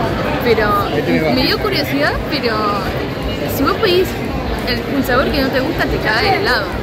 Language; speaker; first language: Spanish; non-native, fluent; French